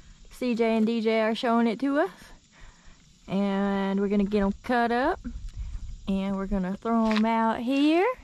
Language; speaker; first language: English; native; English